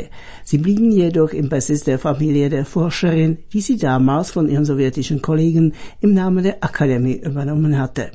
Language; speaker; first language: German; native; German